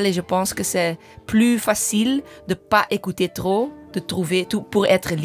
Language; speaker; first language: French; non-native, learner; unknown